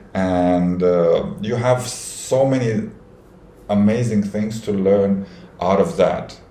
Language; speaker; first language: English; non-native, fluent; Romanian